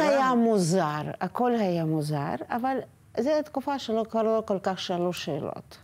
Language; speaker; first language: Hebrew; non-native, fluent; Russian